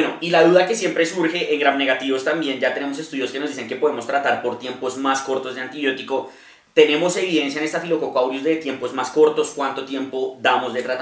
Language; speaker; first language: Spanish; native; Spanish